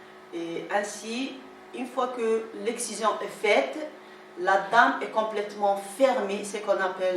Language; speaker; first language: French; non-native, local second language; Somali